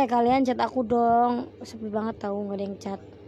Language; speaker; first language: Indonesian; native; Indonesian